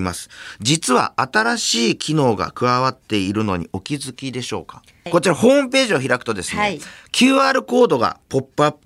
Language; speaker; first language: Japanese; native; Japanese